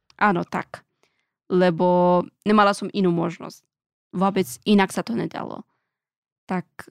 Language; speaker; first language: Slovak; non-native, learner; Pashto